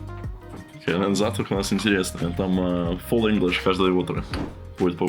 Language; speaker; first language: Russian; non-native, fluent; English